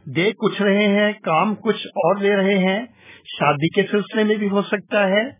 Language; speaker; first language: Urdu; non-native, local second language; Punjabi